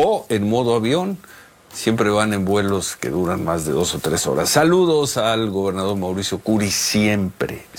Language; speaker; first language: Spanish; native; Spanish